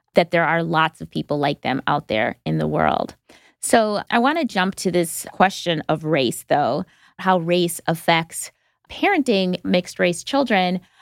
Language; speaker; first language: English; native; English